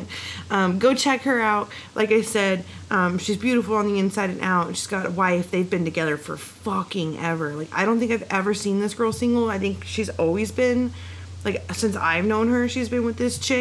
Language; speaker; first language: English; native; English